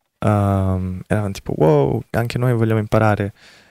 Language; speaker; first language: Italian; early bilingual, other home language; Korean